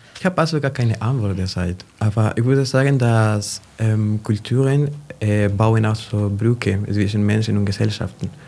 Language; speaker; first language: German; non-native, fluent; Spanish